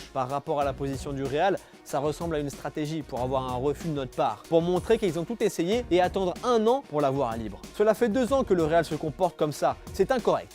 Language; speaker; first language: French; native; French